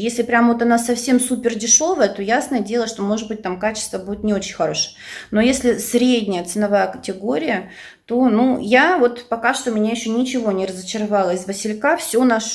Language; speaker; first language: Russian; native; Russian